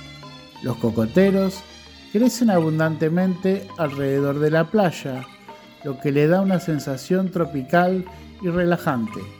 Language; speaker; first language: Spanish; non-native, fluent; Indonesian